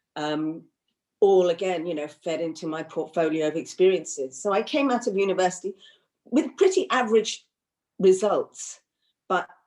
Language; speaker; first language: English; early bilingual, other home language; Hindi